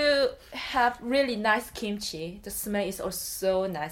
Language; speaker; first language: English; non-native, learner; Korean